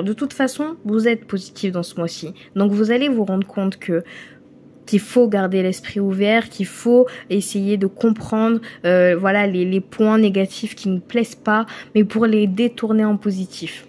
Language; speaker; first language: French; native; French